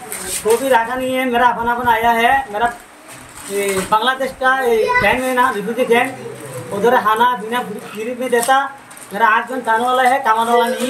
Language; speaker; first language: Hindi; non-native, learner; Rohingya